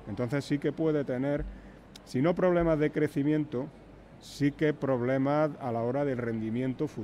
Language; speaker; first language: Spanish; native; Spanish